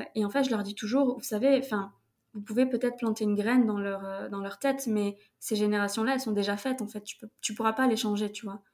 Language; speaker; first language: French; native; French